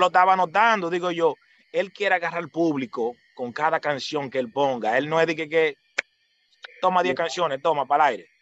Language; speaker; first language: Spanish; early bilingual, heritage; Spanish